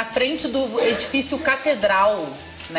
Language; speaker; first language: Portuguese; native; Portuguese